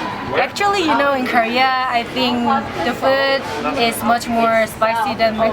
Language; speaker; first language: English; non-native, learner; Korean